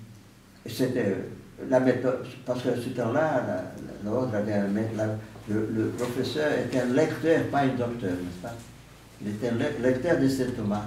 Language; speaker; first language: French; non-native, fluent; Portuguese